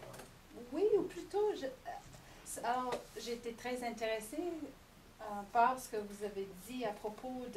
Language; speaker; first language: French; non-native, fluent; English